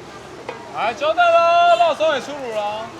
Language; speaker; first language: Chinese; native; Chinese